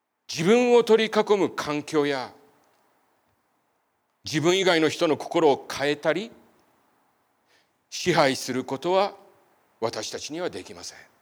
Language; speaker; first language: Japanese; native; Japanese